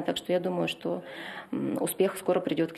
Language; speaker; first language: Russian; native; Russian